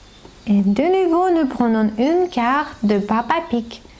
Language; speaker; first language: French; non-native, learner; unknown